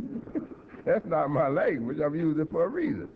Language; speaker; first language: English; native; English